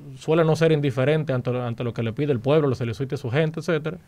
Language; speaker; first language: Spanish; native; Spanish